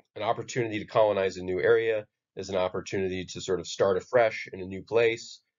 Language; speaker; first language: English; native; English